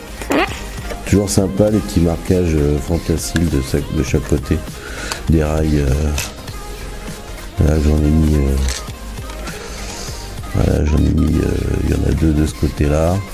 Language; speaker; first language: French; native; French